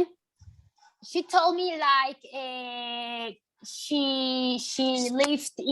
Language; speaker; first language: English; non-native, learner; Spanish